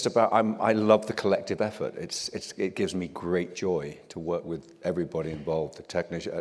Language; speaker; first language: English; native; English